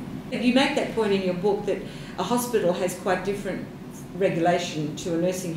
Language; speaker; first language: English; native; English